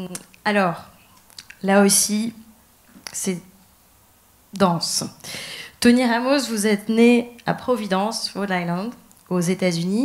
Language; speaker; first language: French; native; French